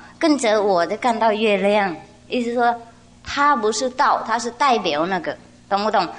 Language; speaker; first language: Chinese; non-native, fluent; Vietnamese